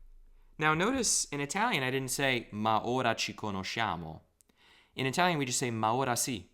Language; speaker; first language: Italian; non-native, fluent; English